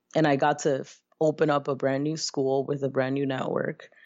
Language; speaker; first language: English; native; English